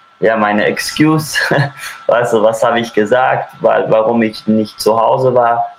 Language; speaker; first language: German; early bilingual, heritage; German